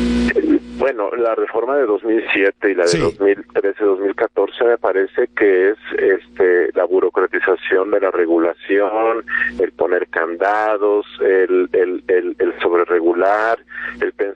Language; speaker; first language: Spanish; native; Spanish